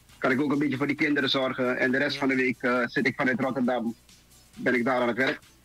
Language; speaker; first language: Dutch; native; Dutch